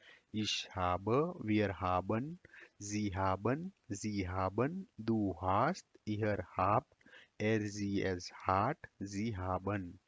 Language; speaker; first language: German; non-native, learner; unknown